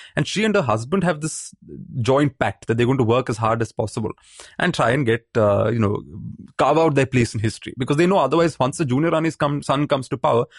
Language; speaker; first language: English; non-native, local second language; Malayalam